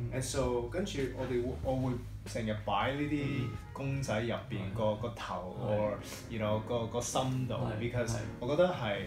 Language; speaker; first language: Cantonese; early bilingual, heritage; English